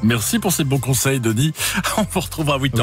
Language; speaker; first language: French; native; French